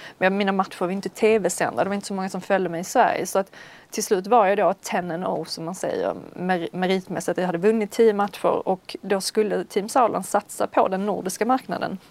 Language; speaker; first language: Swedish; native; Swedish